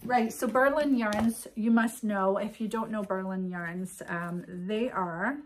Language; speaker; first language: English; native; English